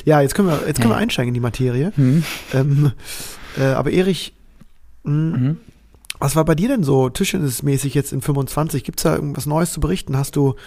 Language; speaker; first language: German; native; German